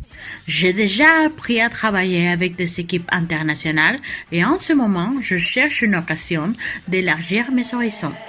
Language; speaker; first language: French; non-native, fluent; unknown